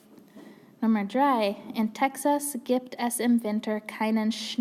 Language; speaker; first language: German; non-native, fluent; English